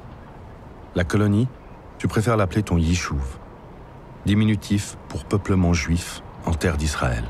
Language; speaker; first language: French; early bilingual, other home language; Arabic